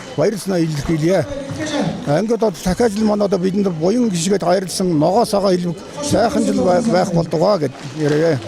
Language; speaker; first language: Mongolian; non-native, local second language; Kazakh